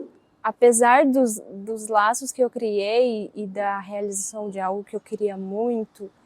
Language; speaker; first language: Portuguese; non-native, fluent; Russian